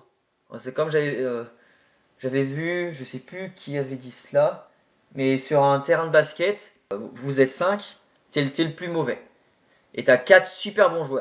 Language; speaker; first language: French; native; French